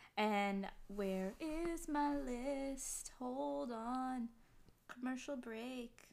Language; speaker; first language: English; early bilingual, other home language; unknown